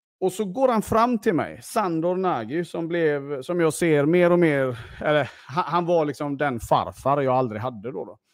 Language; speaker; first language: Swedish; early bilingual, other home language; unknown